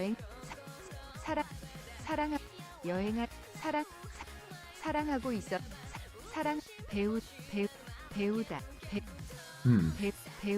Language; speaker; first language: Korean; non-native, learner; English